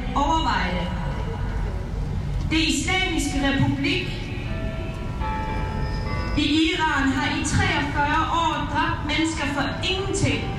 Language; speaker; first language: Danish; early bilingual, other home language; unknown